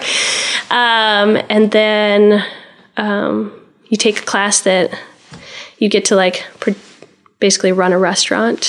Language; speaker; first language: English; native; English